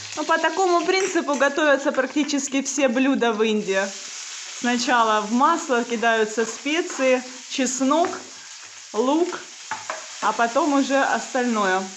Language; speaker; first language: Russian; native; Russian